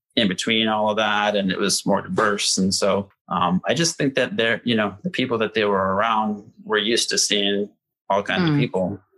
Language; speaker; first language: English; native; English